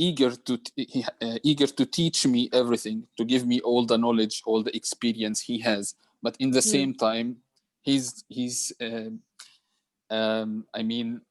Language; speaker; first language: English; non-native, learner; Arabic